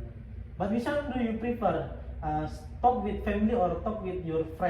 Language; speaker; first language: English; non-native, fluent; Indonesian